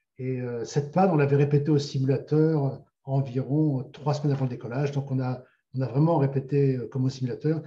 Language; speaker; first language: French; native; French